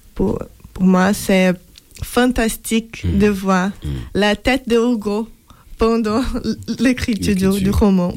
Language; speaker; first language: French; non-native, fluent; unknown